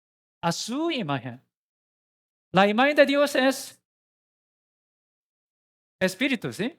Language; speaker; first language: Spanish; non-native, learner; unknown